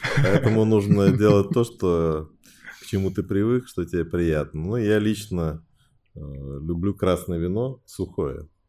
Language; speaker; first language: Russian; early bilingual, other home language; Chinese